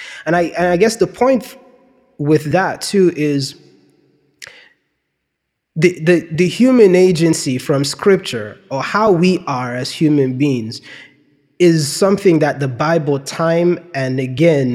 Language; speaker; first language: English; non-native, local second language; Yoruba